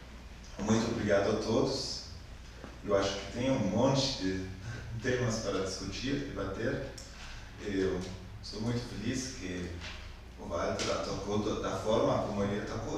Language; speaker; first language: Portuguese; non-native, fluent; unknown